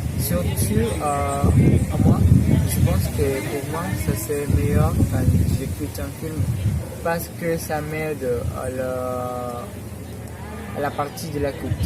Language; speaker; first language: French; non-native, fluent; Spanish